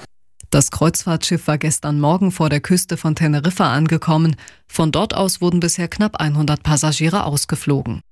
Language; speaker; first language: German; native; German